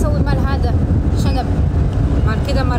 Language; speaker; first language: Arabic; non-native, learner; Pashto